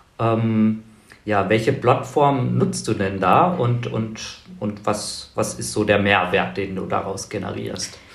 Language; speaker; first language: German; native; German